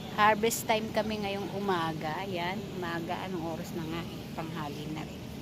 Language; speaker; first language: Filipino; native; Filipino